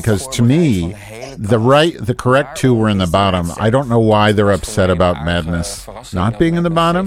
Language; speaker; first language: English; native; English